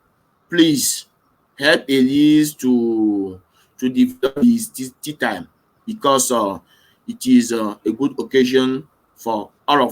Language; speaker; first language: English; non-native, learner; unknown